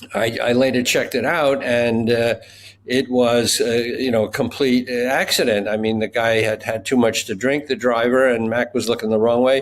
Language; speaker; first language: English; native; English